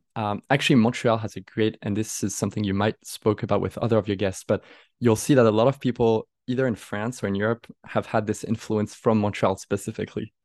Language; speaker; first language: English; non-native, fluent; French